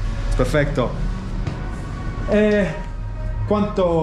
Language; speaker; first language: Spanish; non-native, learner; English